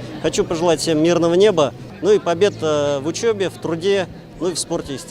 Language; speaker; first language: Russian; native; Russian